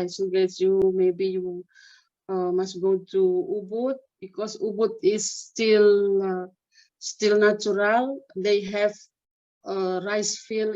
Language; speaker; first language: English; non-native, learner; Indonesian